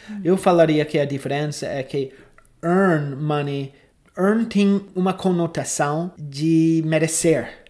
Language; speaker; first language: Portuguese; non-native, fluent; English